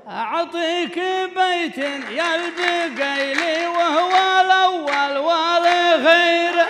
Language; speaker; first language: Arabic; native; Arabic